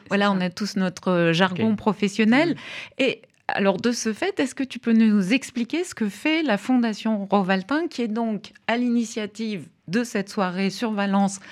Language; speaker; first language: French; non-native, fluent; English